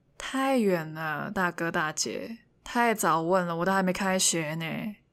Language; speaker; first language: Chinese; non-native, local second language; Cantonese